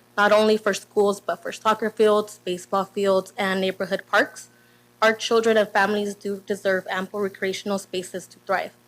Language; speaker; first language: English; non-native, fluent; Spanish